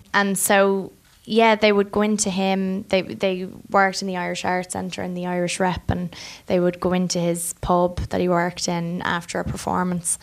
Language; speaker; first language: English; native; English